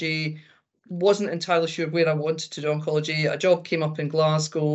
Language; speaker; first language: English; native; English